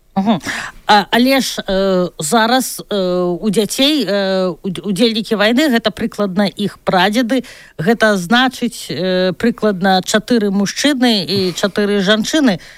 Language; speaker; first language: Belarusian; non-native, local second language; Russian